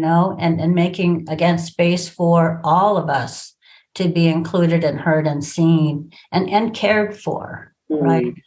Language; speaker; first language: English; native; English